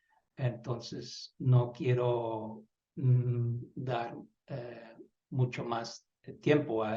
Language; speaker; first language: Spanish; non-native, fluent; Dutch